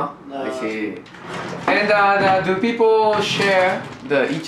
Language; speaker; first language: English; non-native, learner; Japanese